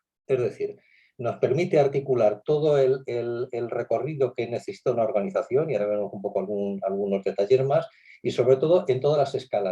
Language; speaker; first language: Spanish; native; Spanish